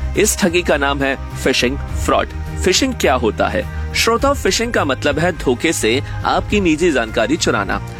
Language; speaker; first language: Hindi; native; Hindi